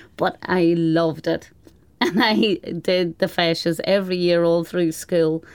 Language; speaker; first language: English; native; English